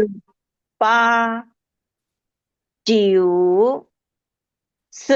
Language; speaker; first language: Chinese; non-native, learner; Indonesian